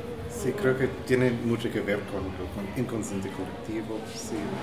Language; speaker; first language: Spanish; non-native, fluent; English